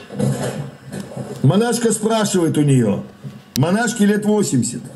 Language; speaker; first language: Russian; native; Russian